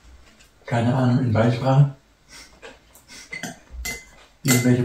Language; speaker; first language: German; native; German